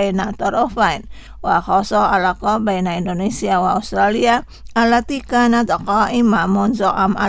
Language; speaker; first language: Arabic; non-native, fluent; Indonesian